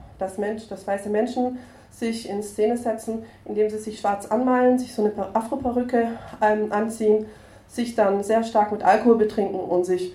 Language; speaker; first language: German; native; German